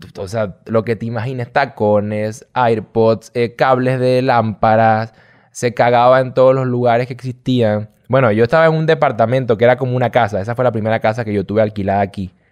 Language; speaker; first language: Spanish; native; Spanish